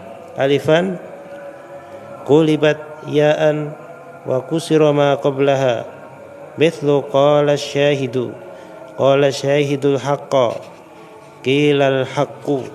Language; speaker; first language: Arabic; non-native, learner; Indonesian